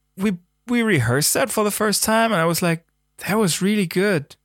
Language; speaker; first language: English; non-native, fluent; German